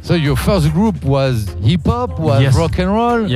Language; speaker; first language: English; non-native, learner; French